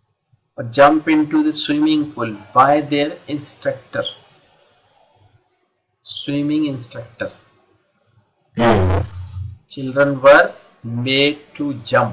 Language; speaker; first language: English; non-native, local second language; Hindi